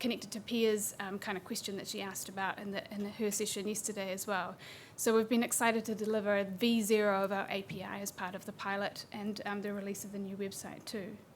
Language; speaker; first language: English; native; English